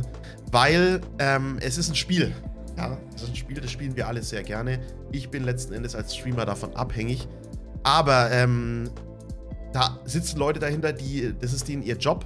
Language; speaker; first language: German; native; German